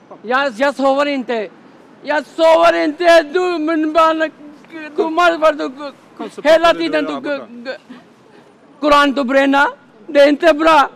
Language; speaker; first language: Swedish; non-native, learner; Urdu